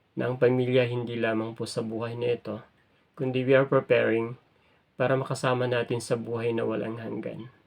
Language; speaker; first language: Filipino; native; Filipino